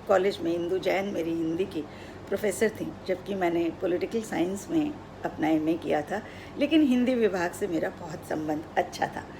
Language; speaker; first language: Hindi; non-native, local second language; Odia